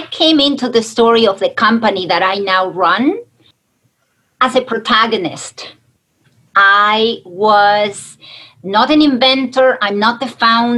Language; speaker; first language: English; non-native, fluent; Spanish